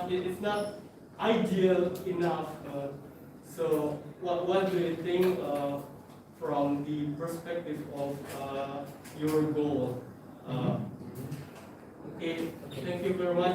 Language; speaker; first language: English; non-native, fluent; Indonesian